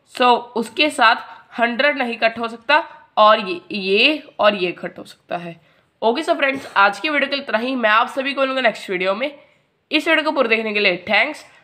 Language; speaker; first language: Hindi; non-native, local second language; Punjabi